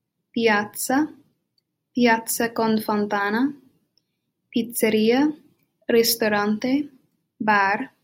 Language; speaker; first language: Italian; non-native, learner; English